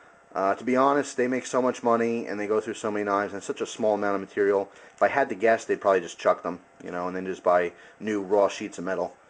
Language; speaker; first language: English; native; English